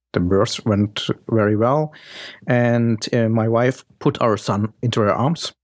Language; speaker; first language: English; early bilingual, heritage; German